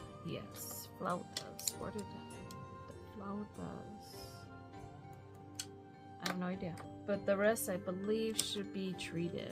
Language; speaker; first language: English; native; English